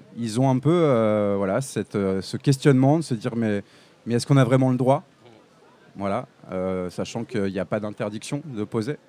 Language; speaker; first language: French; native; French